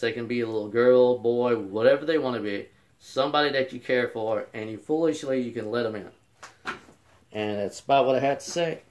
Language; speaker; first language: English; native; English